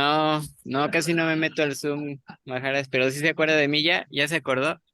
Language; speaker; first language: Spanish; native; Spanish